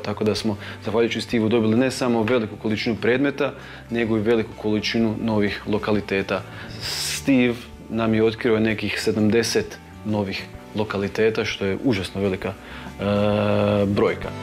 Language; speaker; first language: Croatian; native; Croatian